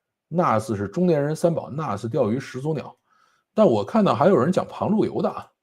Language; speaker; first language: Chinese; native; Chinese